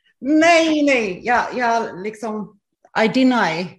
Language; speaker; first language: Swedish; non-native, local second language; Finnish